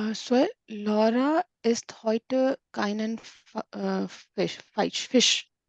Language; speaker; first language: German; non-native, learner; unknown